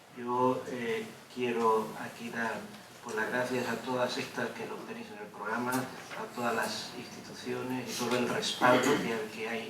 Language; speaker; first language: Spanish; native; Spanish